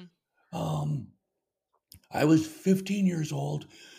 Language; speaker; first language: English; native; English